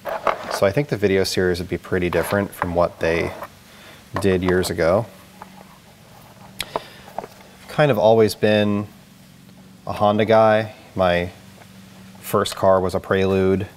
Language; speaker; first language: English; native; English